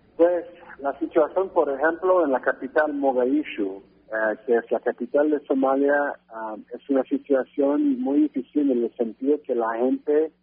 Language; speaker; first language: Spanish; non-native, fluent; French